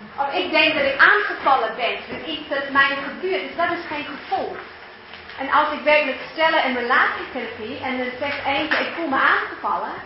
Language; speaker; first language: Dutch; early bilingual, heritage; English